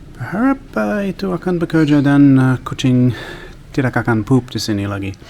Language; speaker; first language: Indonesian; non-native, learner; English